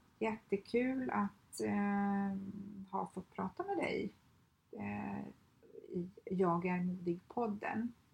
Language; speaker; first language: Swedish; native; Swedish